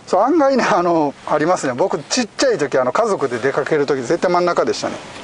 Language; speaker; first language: Japanese; native; Japanese